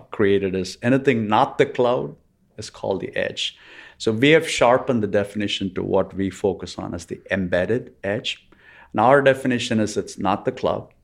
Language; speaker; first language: English; non-native, local second language; Tamil